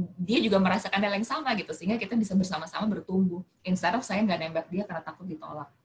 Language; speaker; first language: Malay; non-native, local second language; Javanese